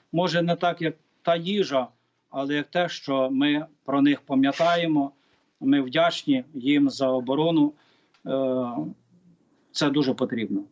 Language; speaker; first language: Ukrainian; native; Ukrainian